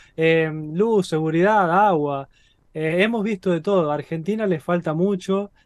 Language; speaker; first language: Spanish; native; Spanish